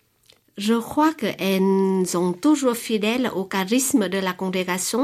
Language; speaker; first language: French; non-native, fluent; Vietnamese